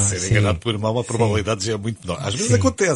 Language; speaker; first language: Portuguese; native; Portuguese